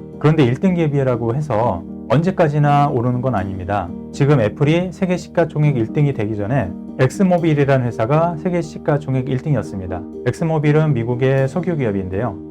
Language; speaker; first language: Korean; native; Korean